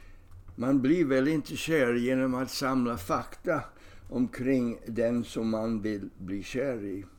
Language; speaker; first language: Swedish; non-native, fluent; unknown